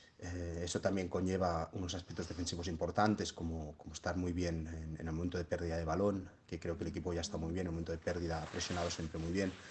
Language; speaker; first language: Spanish; non-native, local second language; Catalan